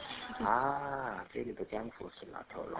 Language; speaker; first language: Chinese; non-native, learner; Korean